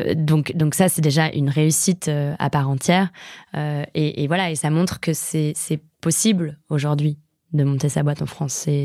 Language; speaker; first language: French; native; French